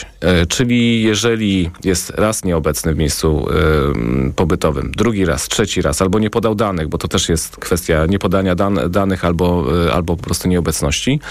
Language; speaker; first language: Polish; native; Polish